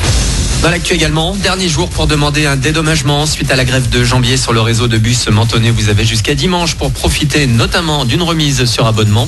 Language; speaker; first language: French; native; French